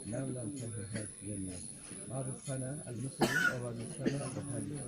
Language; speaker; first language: Arabic; non-native, fluent; Rohingya